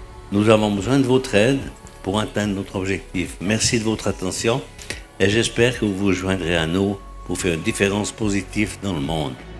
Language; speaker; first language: French; native; French